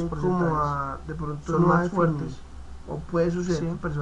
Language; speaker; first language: Spanish; native; Spanish